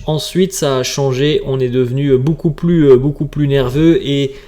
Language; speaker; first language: French; native; French